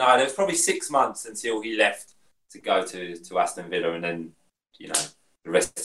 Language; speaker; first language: English; native; English